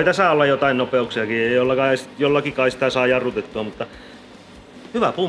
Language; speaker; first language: Finnish; native; Finnish